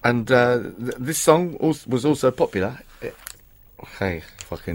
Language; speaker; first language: English; native; English